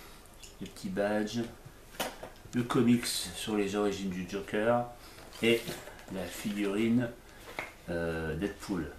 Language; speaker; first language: French; native; French